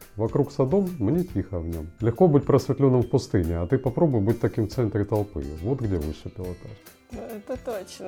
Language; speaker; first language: Russian; native; Russian